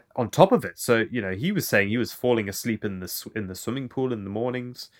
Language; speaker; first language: English; native; English